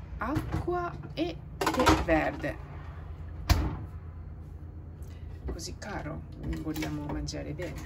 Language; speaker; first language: Italian; non-native, learner; Japanese